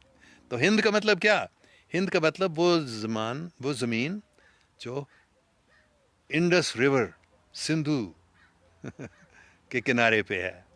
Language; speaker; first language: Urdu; non-native, fluent; English